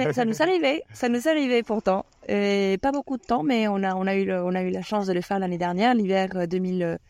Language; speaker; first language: French; non-native, fluent; Spanish